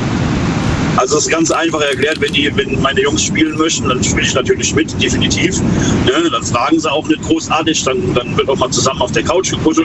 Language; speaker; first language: German; native; German